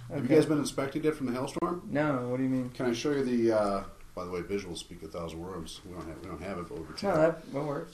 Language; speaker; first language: English; native; English